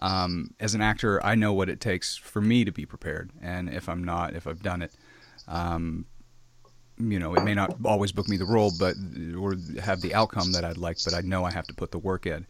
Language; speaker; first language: English; native; English